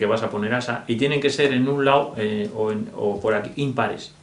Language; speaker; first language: Spanish; native; Spanish